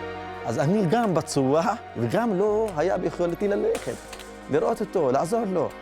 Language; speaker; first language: Hebrew; non-native, local second language; Arabic